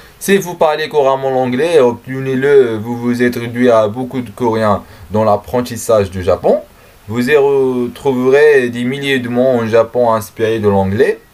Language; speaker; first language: French; non-native, learner; Arabic